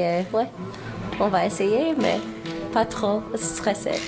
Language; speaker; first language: French; non-native, learner; English